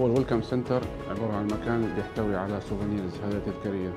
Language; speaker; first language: Arabic; native; Arabic